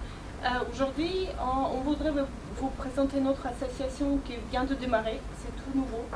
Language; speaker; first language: French; non-native, fluent; Ukrainian